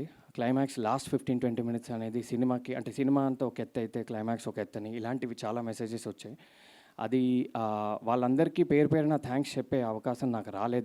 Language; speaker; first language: Telugu; native; Telugu